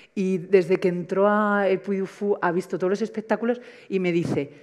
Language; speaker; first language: Spanish; native; Spanish